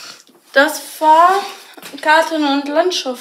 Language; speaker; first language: German; non-native, learner; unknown